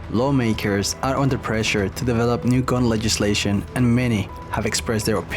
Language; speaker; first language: English; native; English